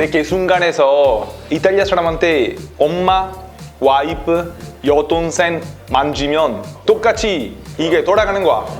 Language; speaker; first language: Korean; non-native, fluent; Italian